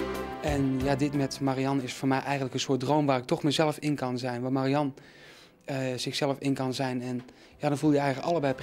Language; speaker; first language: Dutch; native; Dutch